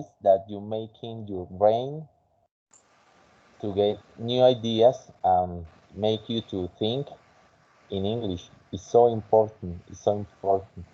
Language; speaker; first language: English; non-native, fluent; Spanish